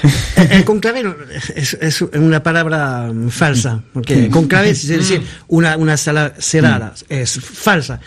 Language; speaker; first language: Spanish; non-native, fluent; French